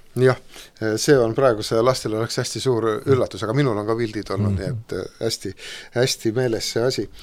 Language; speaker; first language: Estonian; native; Estonian